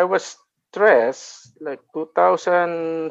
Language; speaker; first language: English; non-native, local second language; Filipino